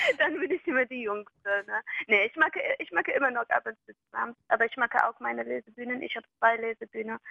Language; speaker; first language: German; non-native, fluent; English